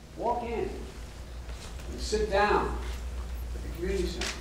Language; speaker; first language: English; native; English